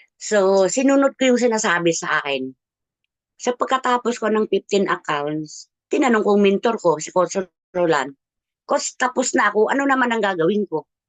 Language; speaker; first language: Filipino; non-native, local second language; Cebuano